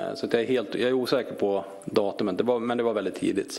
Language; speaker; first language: Swedish; native; Swedish